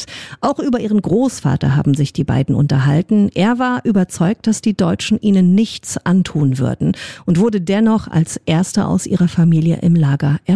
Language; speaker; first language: German; native; German